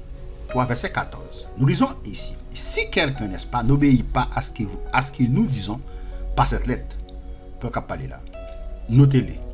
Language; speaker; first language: French; non-native, local second language; Haitian Creole